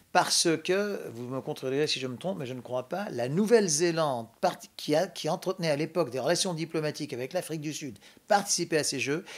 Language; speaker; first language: French; native; French